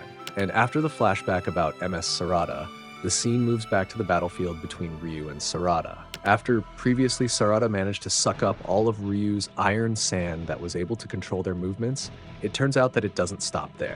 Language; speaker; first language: English; non-native, fluent; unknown